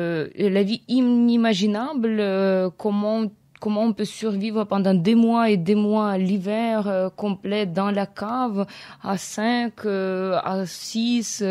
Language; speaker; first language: French; non-native, fluent; Ukrainian